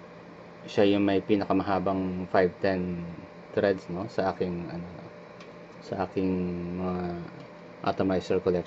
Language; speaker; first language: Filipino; native; Filipino